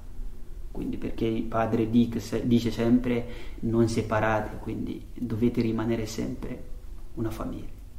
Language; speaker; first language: Italian; non-native, learner; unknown